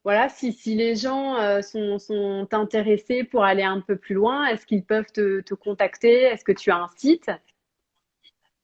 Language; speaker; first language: French; native; French